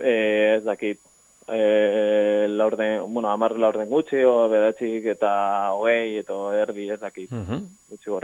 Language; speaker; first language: Basque; non-native, local second language; Spanish